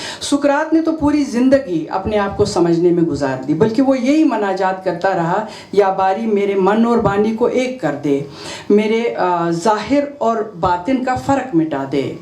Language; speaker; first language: Urdu; non-native, local second language; Kashmiri